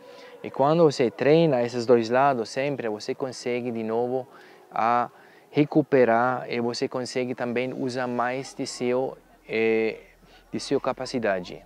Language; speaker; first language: Portuguese; non-native, learner; German